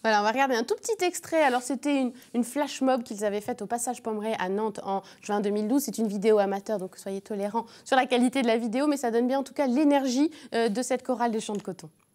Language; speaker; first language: French; native; French